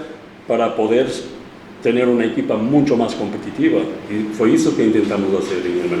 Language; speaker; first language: Spanish; non-native, fluent; Portuguese